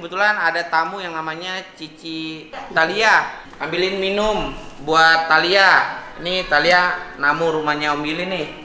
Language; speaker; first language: Indonesian; native; Indonesian